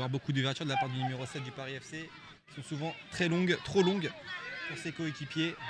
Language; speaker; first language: French; native; French